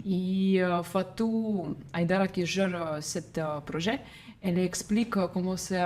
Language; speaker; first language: French; non-native, learner; Ukrainian